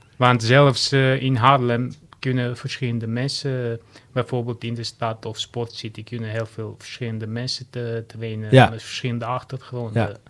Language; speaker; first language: Dutch; non-native, fluent; Armenian